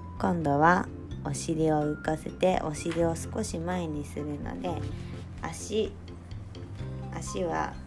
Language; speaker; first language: Japanese; native; Japanese